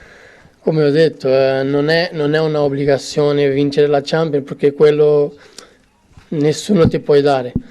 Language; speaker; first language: Italian; non-native, fluent; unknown